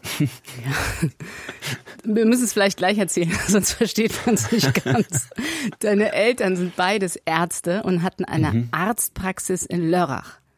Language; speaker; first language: German; native; German